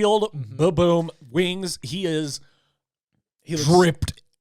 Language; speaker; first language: English; native; English